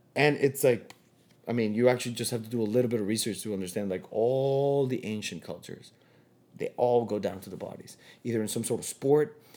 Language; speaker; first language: English; non-native, fluent; Spanish